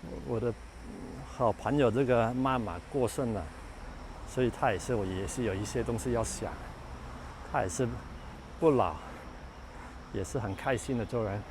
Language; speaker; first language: Chinese; non-native, local second language; Cantonese